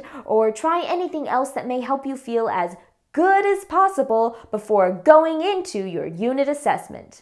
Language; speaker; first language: English; native; English